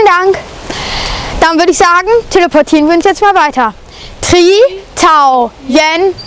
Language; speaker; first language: German; native; German